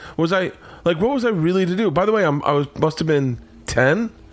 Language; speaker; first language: English; native; English